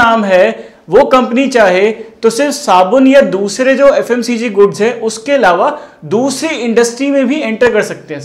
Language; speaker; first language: Hindi; native; Hindi